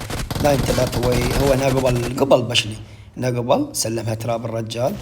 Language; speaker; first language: Arabic; native; Arabic